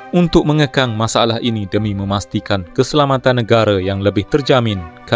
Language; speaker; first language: Malay; native; Malay